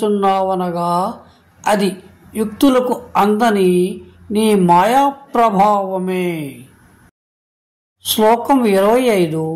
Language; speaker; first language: Telugu; native; Telugu